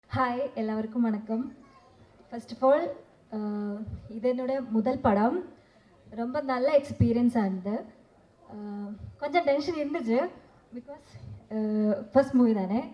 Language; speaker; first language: Tamil; non-native, learner; Malayalam